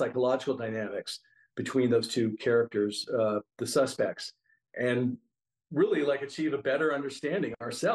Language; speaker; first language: English; native; English